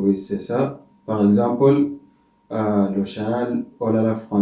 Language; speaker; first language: French; non-native, learner; Arabic